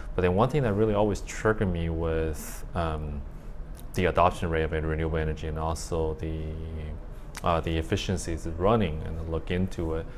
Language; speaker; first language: English; early bilingual, other home language; Chinese